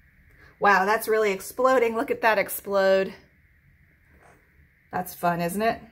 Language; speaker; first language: English; native; English